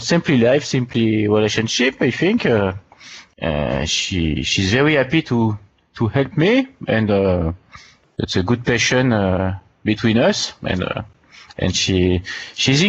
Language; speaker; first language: English; non-native, learner; French